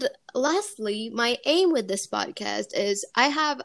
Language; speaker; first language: English; non-native, fluent; Spanish